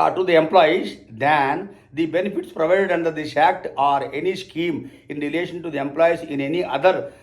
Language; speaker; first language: English; non-native, local second language; Telugu